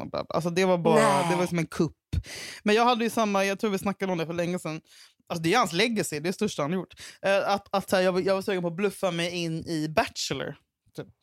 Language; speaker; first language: Swedish; native; Swedish